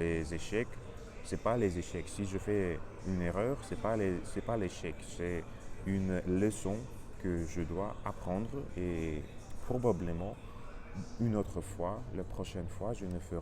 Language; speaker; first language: French; non-native, learner; Russian